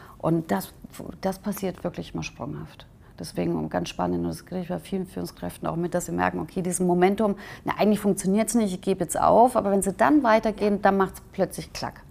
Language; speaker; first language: German; native; German